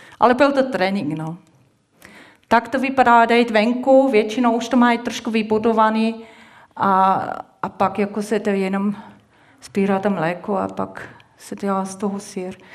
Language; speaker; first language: Czech; non-native, fluent; Swiss German